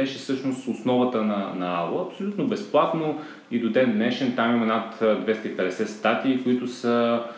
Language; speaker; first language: Bulgarian; native; Bulgarian